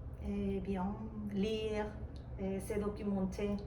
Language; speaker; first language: French; non-native, fluent; Spanish